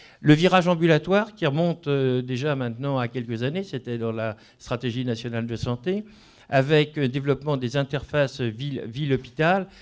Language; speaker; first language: French; native; French